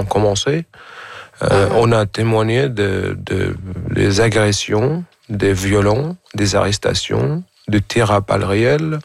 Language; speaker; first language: French; non-native, fluent; Arabic